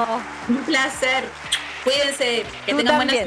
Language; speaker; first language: Spanish; native; Spanish